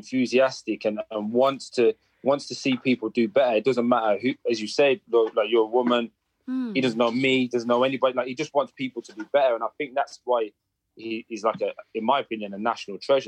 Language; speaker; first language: English; native; English